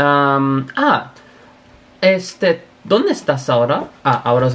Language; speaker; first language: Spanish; non-native, learner; English